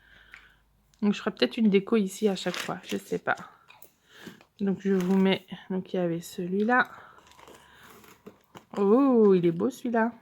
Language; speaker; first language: French; native; French